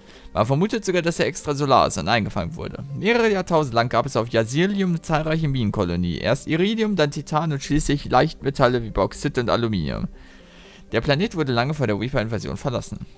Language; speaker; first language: German; native; German